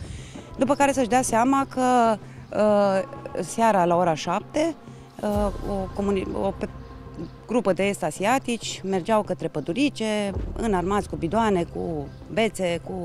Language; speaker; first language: Romanian; native; Romanian